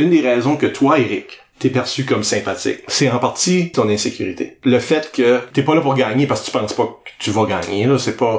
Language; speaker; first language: French; native; French